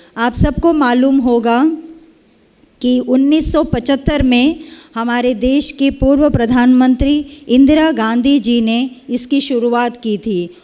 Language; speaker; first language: Hindi; non-native, local second language; Kannada